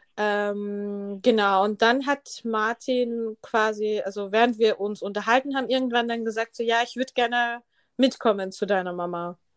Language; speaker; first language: German; early bilingual, other home language; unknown